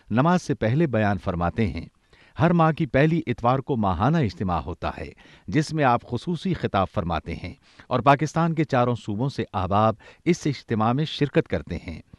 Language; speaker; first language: Urdu; native; Urdu